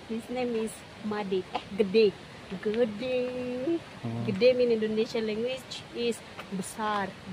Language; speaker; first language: English; non-native, learner; Indonesian